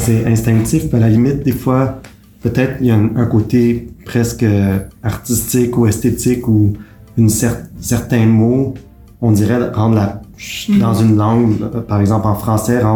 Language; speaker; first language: French; native; French